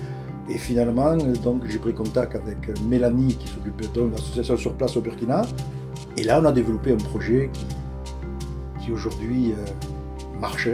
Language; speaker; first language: French; native; French